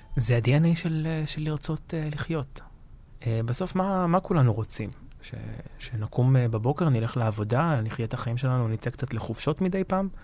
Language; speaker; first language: Hebrew; early bilingual, other home language; Arabic